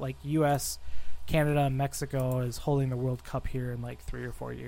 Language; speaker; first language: English; native; English